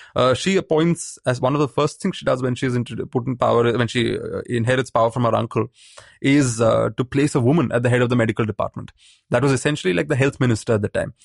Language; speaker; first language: English; non-native, local second language; Malayalam